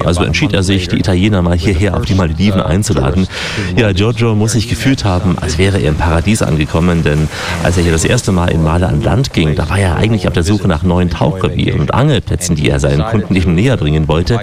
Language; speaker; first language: German; native; German